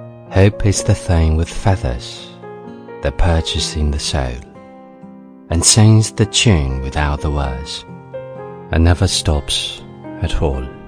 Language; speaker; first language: English; non-native, fluent; Chinese